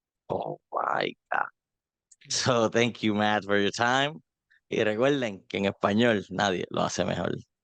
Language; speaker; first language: Spanish; native; Spanish